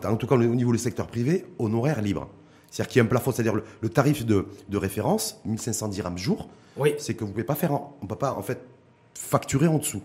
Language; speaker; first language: French; non-native, local second language; Arabic